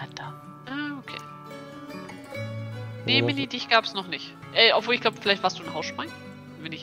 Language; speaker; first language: German; native; German